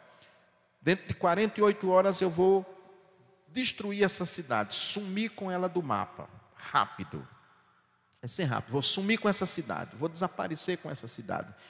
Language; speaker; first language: Portuguese; native; Portuguese